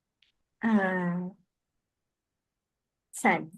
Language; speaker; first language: Japanese; non-native, learner; Filipino